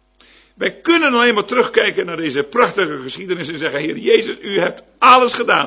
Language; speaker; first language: Dutch; native; Dutch